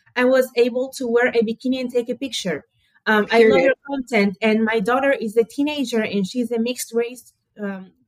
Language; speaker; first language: English; early bilingual, other home language; Portuguese